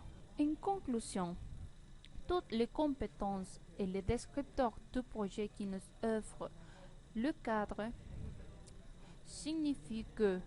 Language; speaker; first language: French; non-native, learner; Spanish